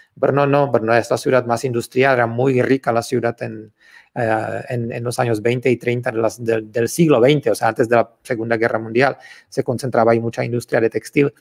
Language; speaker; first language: Spanish; non-native, fluent; Czech